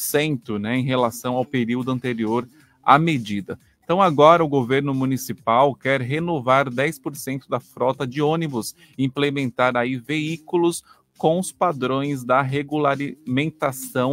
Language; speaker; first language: Portuguese; native; Portuguese